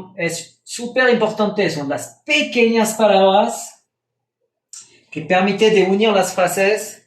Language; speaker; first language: Spanish; non-native, fluent; French